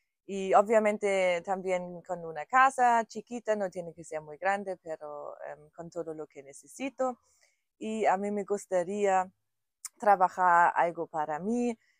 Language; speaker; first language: Spanish; non-native, fluent; German